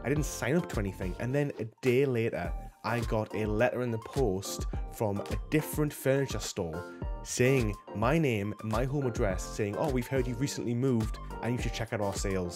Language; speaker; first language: English; native; English